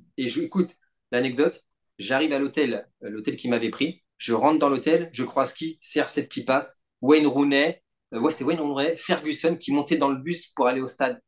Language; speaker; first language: French; native; French